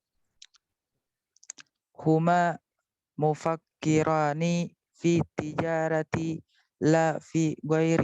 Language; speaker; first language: Arabic; non-native, learner; Indonesian